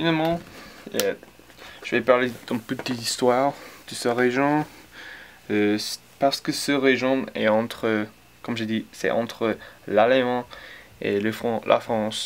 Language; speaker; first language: French; non-native, learner; English